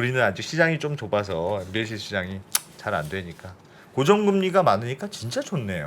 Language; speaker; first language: Korean; native; Korean